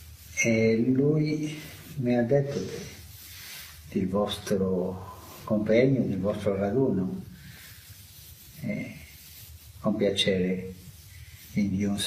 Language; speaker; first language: Italian; non-native, fluent; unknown